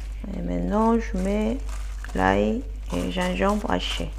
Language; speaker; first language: French; non-native, fluent; Korean